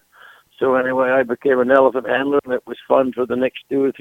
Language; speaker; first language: English; native; English